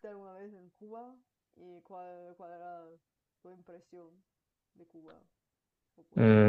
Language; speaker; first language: Spanish; non-native, fluent; Bulgarian